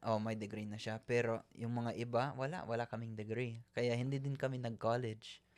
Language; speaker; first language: Filipino; native; Filipino